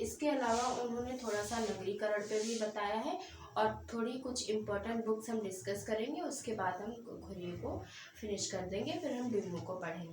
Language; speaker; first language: Hindi; native; Hindi